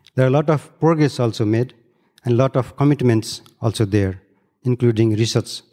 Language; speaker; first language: English; non-native, local second language; Nepali